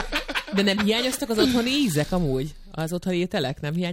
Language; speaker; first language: Hungarian; native; Hungarian